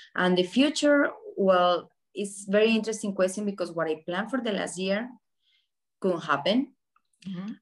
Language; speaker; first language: English; non-native, fluent; Spanish